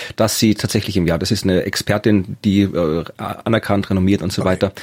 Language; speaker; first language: German; native; German